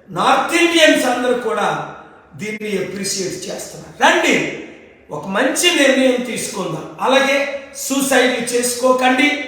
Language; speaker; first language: Telugu; native; Telugu